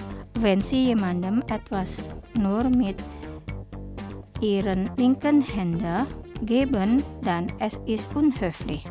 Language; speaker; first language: German; non-native, fluent; Indonesian